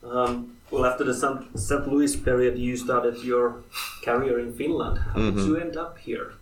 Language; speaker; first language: English; non-native, fluent; Finnish